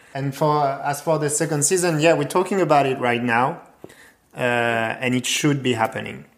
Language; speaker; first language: English; non-native, fluent; French